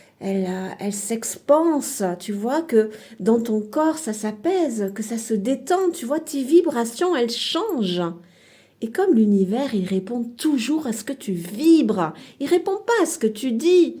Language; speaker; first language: French; native; French